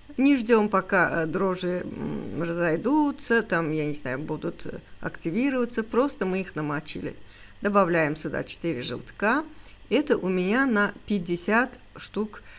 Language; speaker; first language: Russian; non-native, local second language; Azerbaijani